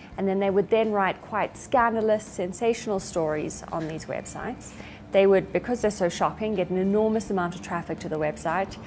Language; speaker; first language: English; native; English